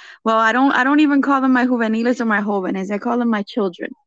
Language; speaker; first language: English; early bilingual, other home language; Spanish